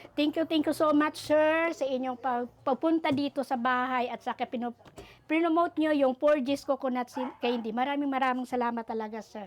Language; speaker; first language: Filipino; non-native, local second language; Aklanon